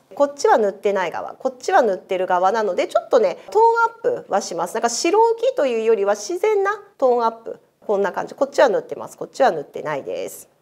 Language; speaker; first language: Japanese; native; Japanese